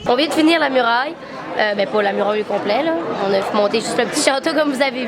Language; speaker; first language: French; native; French